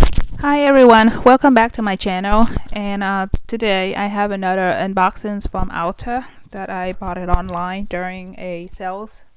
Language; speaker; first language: English; non-native, fluent; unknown